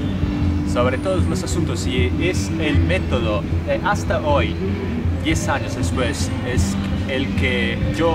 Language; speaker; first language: Spanish; non-native, fluent; Portuguese